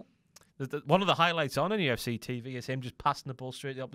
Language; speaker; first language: English; native; English